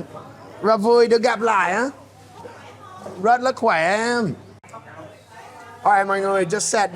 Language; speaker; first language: Vietnamese; non-native, fluent; English